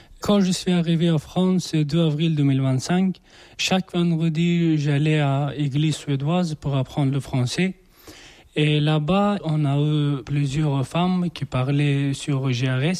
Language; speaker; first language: French; non-native, learner; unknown